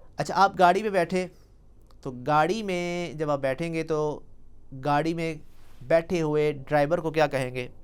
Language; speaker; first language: Urdu; non-native, local second language; Punjabi